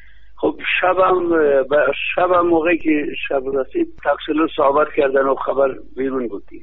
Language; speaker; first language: Persian; non-native, local second language; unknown